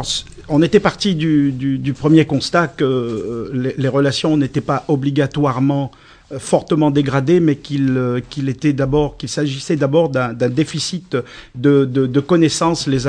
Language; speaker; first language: French; native; French